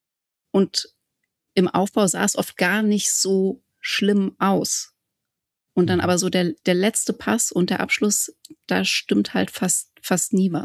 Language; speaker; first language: German; native; German